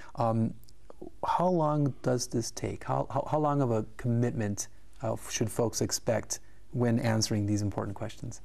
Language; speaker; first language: English; early bilingual, other home language; Spanish